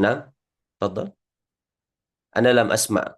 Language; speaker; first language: Arabic; non-native, learner; Indonesian